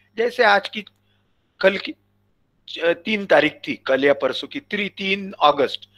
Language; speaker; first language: Hindi; non-native, local second language; Marathi